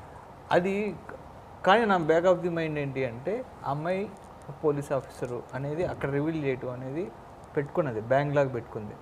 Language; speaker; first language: Telugu; native; Telugu